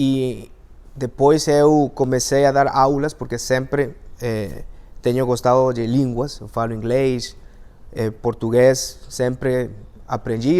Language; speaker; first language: Portuguese; non-native, fluent; Spanish